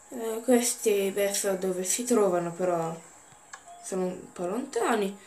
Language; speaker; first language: Italian; native; Italian